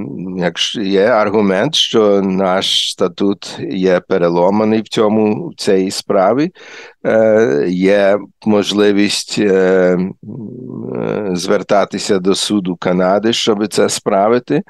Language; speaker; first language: Ukrainian; early bilingual, heritage; English